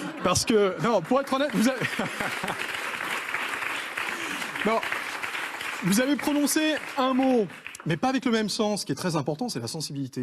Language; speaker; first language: French; native; French